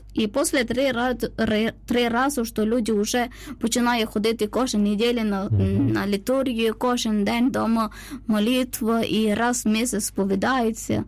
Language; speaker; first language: Ukrainian; non-native, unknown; Malayalam